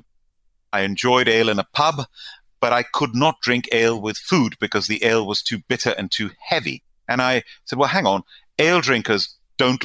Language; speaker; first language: English; non-native, local second language; Gujarati